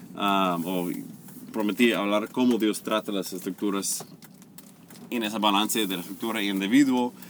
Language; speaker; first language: Spanish; non-native, fluent; English